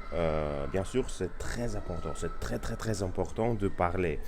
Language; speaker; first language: French; non-native, learner; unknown